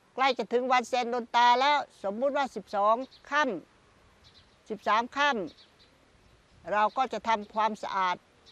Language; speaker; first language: Thai; non-native, local second language; Khmer